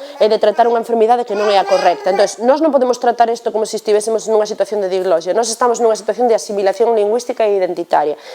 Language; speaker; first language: Galician; non-native, local second language; Spanish